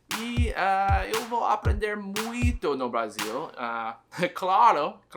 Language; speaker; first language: Portuguese; non-native, learner; English